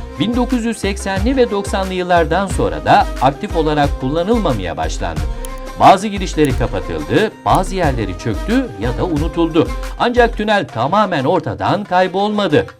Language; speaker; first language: Turkish; native; Turkish